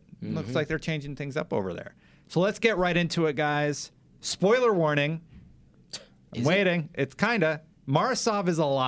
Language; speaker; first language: English; native; English